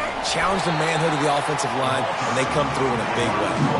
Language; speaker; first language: English; native; English